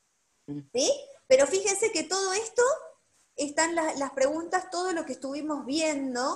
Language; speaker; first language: Spanish; native; Spanish